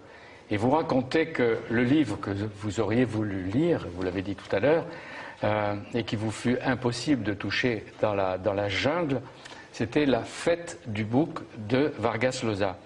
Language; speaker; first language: French; native; French